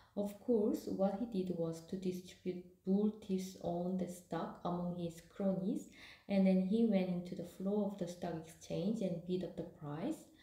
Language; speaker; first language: English; non-native, fluent; Korean